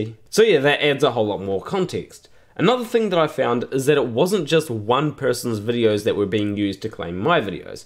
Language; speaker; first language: English; native; English